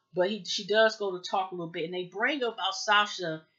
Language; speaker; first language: English; native; English